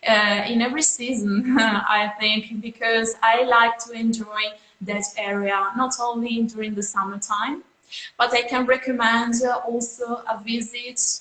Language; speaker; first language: English; non-native, fluent; Italian